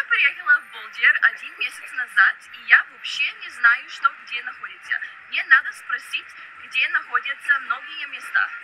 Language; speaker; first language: Russian; non-native, learner; English